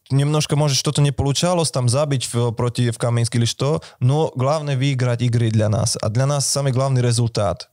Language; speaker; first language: Russian; non-native, fluent; Slovak